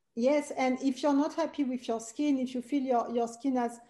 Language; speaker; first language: English; non-native, fluent; French